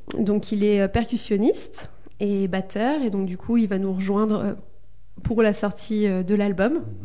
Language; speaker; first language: French; early bilingual, heritage; Spanish